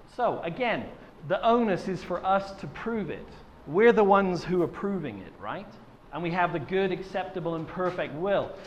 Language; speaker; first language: English; native; English